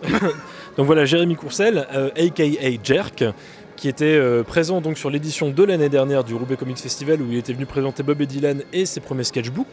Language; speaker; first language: French; native; French